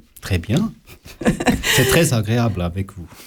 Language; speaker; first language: French; non-native, local second language; German